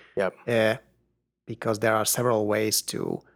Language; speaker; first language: English; non-native, fluent; Hungarian